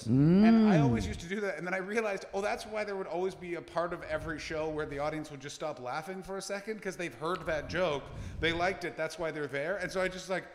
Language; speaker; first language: English; native; English